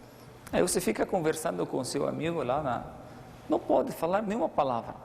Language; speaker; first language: Portuguese; non-native, fluent; Arabic